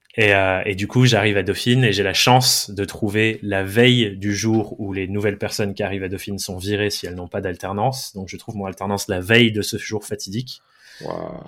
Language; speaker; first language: French; early bilingual, other home language; English